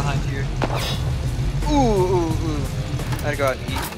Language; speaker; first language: English; native; English